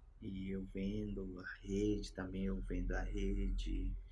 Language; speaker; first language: Portuguese; non-native, local second language; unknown